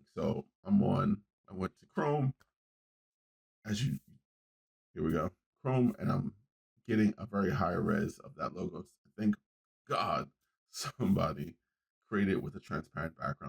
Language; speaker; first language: English; native; English